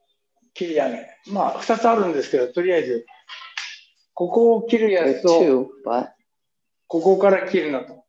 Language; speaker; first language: Japanese; native; Japanese